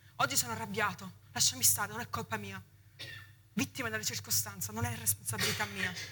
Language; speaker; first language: Italian; early bilingual, heritage; Italian